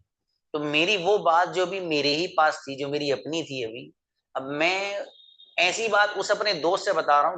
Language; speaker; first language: Hindi; native; Hindi